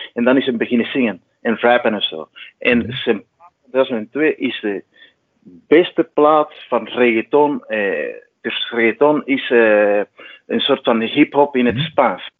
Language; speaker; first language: Dutch; non-native, fluent; Spanish